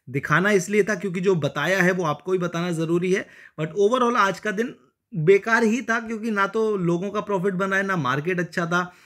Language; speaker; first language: Hindi; native; Hindi